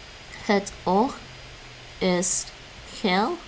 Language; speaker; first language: Dutch; non-native, learner; English